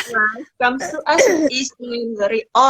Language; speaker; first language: English; non-native, local second language; Indonesian